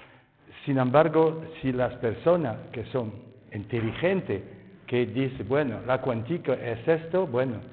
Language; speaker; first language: Spanish; non-native, fluent; French